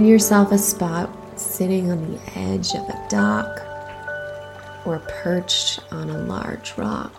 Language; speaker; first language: English; native; English